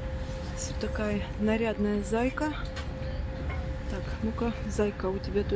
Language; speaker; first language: Russian; native; Russian